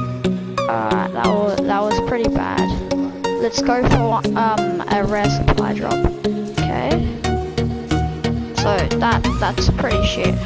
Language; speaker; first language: English; native; English